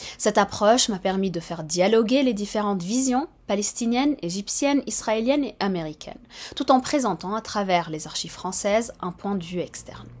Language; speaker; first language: French; non-native, fluent; Arabic